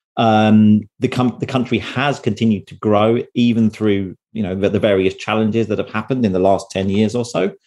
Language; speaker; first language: English; native; English